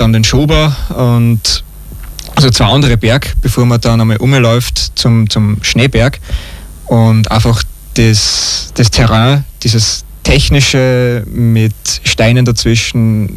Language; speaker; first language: German; native; German